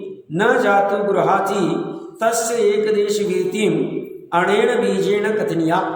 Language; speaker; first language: Hindi; native; Hindi